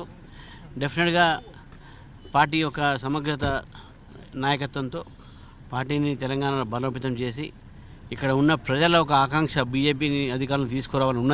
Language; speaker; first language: Telugu; native; Telugu